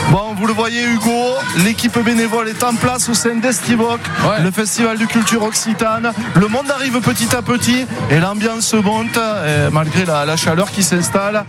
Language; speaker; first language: French; native; French